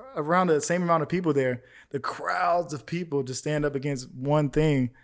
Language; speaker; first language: English; native; English